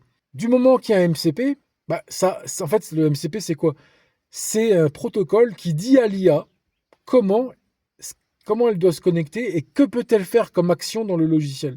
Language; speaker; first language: French; native; French